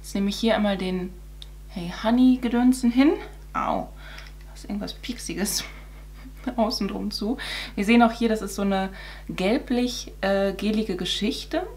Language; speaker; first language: German; native; German